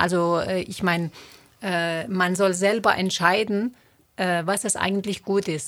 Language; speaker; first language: German; non-native, fluent; Turoyo